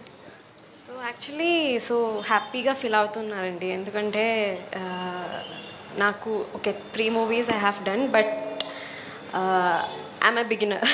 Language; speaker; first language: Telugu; non-native, learner; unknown